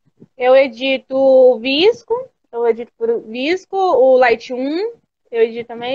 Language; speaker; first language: Portuguese; native; Portuguese